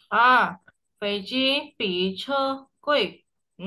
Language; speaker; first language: Chinese; non-native, fluent; Indonesian